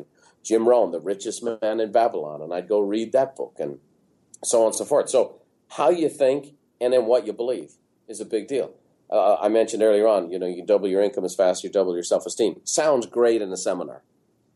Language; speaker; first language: English; native; English